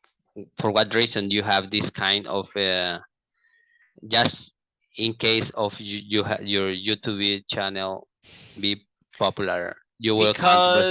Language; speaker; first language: English; non-native, learner; Portuguese